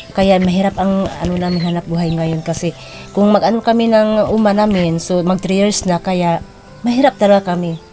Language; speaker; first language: Filipino; non-native, local second language; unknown